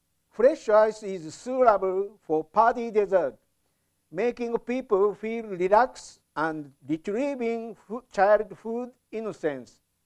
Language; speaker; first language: English; non-native, fluent; Japanese